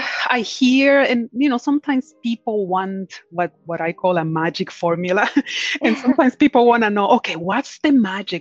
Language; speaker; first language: English; non-native, fluent; Spanish